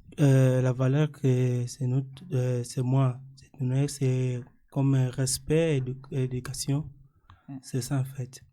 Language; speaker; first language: French; non-native, learner; Portuguese